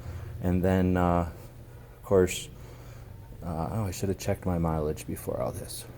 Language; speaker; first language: English; native; English